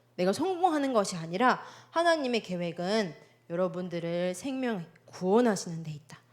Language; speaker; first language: Korean; native; Korean